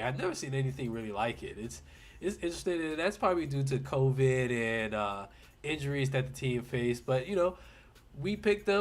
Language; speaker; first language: English; native; English